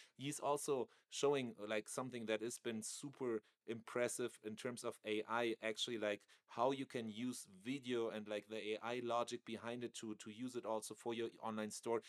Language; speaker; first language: English; non-native, fluent; German